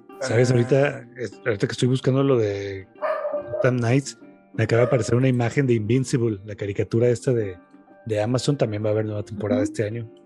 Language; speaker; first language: Spanish; native; Spanish